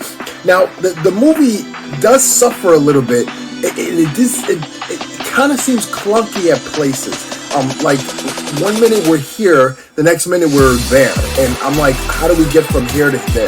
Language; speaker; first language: English; native; English